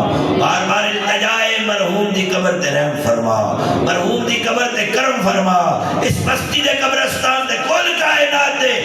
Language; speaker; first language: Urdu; non-native, local second language; Punjabi